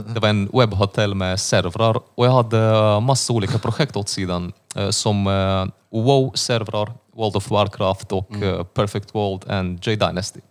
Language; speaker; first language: Swedish; non-native, fluent; Russian